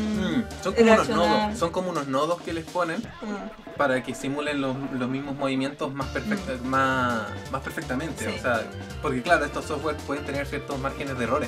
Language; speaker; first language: Spanish; native; Spanish